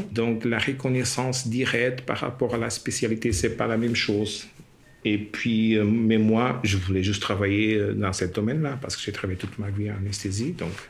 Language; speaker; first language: French; non-native, fluent; Portuguese